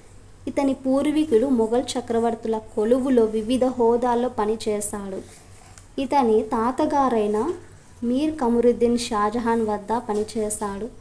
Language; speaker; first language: Telugu; native; Telugu